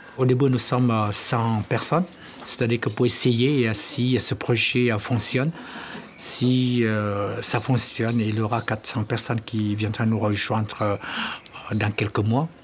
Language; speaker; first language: French; non-native, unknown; Hmong